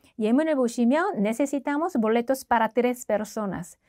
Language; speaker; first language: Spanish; non-native, fluent; Korean